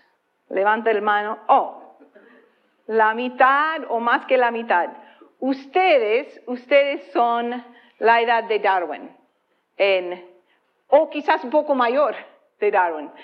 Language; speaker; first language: Spanish; non-native, fluent; English